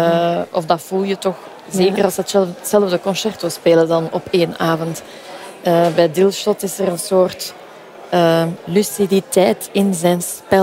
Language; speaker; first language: Dutch; native; Dutch